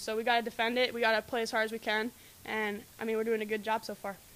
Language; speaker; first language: English; native; English